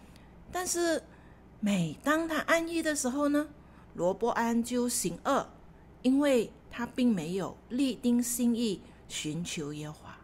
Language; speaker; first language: Chinese; native; Chinese